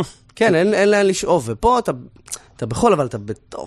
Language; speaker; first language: Hebrew; native; Hebrew